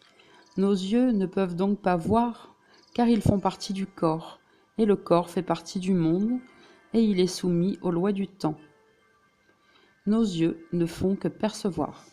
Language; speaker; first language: French; native; French